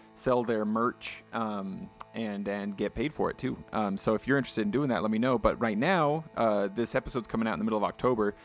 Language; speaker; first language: English; native; English